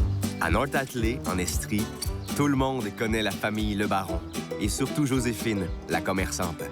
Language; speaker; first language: French; native; French